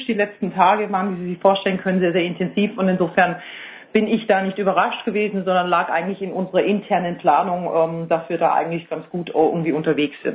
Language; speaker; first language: German; native; German